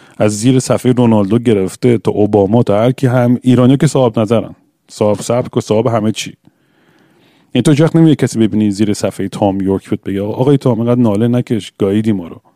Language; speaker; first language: Persian; early bilingual, heritage; English